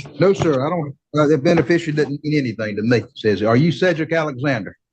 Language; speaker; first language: English; native; English